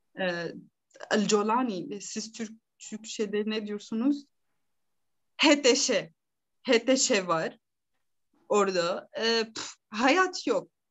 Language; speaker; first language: Turkish; non-native, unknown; Arabic